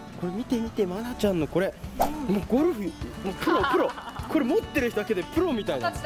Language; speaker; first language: Japanese; native; Japanese